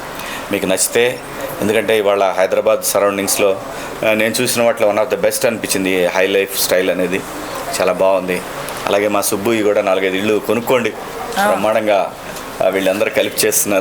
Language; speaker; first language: Telugu; native; Telugu